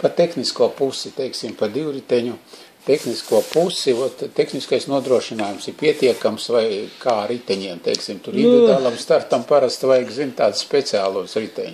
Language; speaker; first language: Latvian; native; Latvian